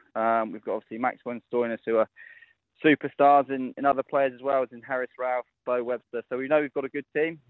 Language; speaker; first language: English; native; English